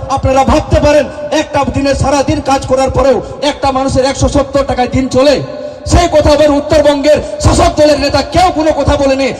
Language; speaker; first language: Bangla; non-native, local second language; Santali